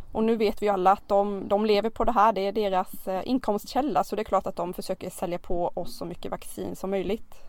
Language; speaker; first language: Swedish; native; Swedish